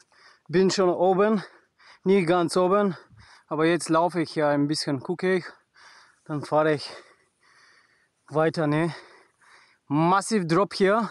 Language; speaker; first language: German; non-native, learner; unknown